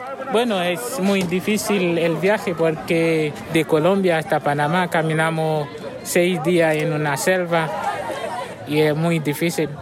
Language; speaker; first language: Spanish; non-native, learner; Haitian Creole